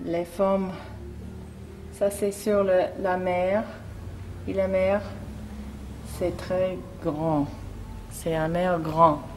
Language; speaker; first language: French; non-native, learner; English